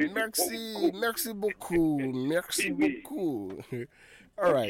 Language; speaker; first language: French; non-native, fluent; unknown